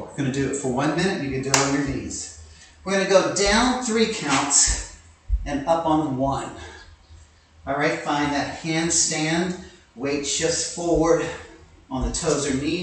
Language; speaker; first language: English; native; English